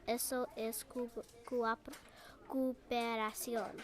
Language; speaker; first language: Spanish; non-native, learner; English